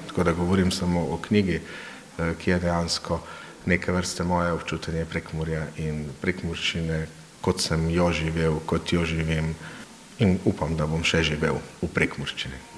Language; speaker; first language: Slovenian; native; Slovenian